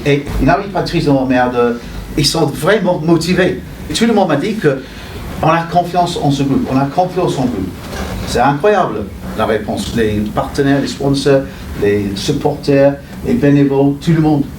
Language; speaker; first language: French; non-native, fluent; English